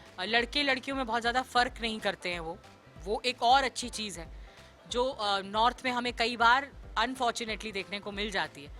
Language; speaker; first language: Hindi; native; Hindi